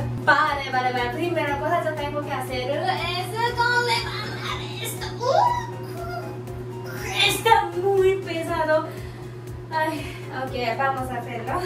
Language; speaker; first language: Spanish; non-native, learner; Japanese